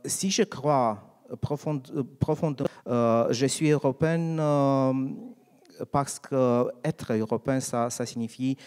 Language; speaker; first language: French; non-native, learner; Romanian